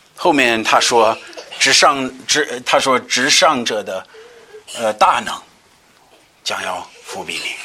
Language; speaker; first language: Chinese; non-native, fluent; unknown